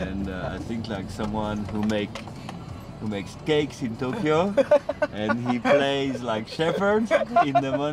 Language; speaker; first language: English; non-native, learner; French